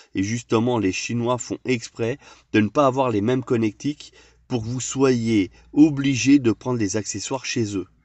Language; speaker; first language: French; native; French